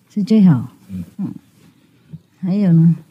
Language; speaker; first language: Chinese; non-native, fluent; Vietnamese